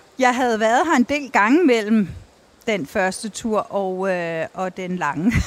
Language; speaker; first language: Danish; native; Danish